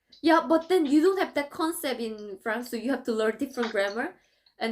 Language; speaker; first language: English; non-native, fluent; Korean